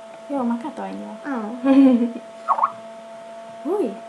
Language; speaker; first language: Finnish; early bilingual, heritage; Finnish